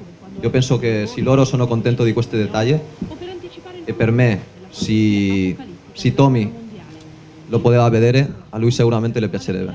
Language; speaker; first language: Italian; non-native, fluent; Spanish